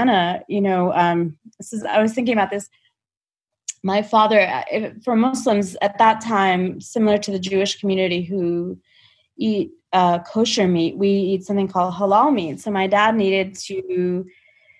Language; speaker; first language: English; native; English